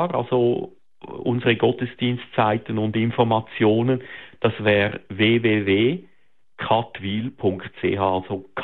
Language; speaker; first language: German; native; German